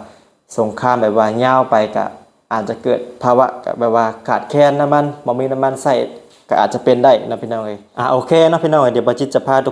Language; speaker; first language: Thai; non-native, local second language; Northeastern Thai